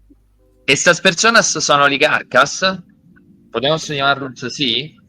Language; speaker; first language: Spanish; non-native, fluent; Italian